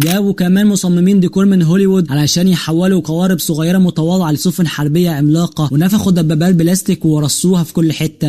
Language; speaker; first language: Arabic; native; Arabic